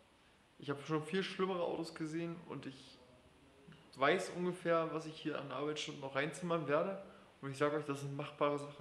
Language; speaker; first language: German; native; German